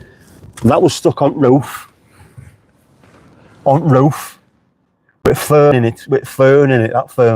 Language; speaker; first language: English; native; English